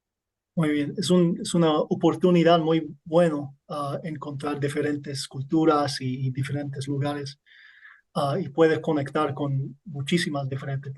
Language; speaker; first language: Spanish; non-native, learner; English